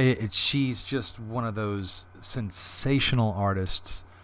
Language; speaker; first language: English; native; English